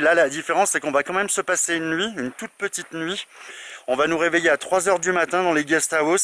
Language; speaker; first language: French; native; French